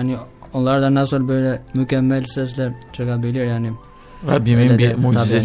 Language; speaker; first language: Turkish; non-native, learner; Albanian